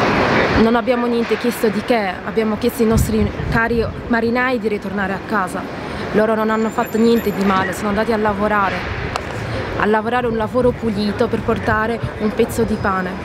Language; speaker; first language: Italian; early bilingual, other home language; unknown